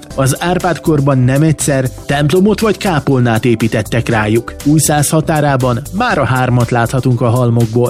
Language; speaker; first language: Hungarian; native; Hungarian